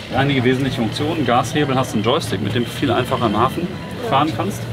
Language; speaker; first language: German; native; German